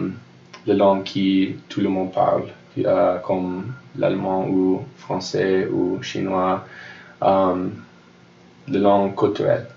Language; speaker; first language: French; non-native, learner; English